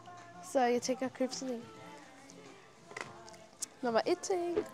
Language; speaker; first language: Danish; early bilingual, other home language; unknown